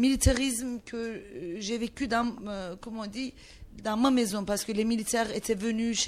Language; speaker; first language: French; non-native, learner; Turkish